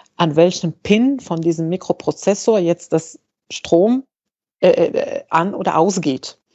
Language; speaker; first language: German; non-native, fluent; Arabic